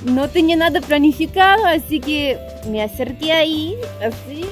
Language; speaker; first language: Spanish; non-native, fluent; Russian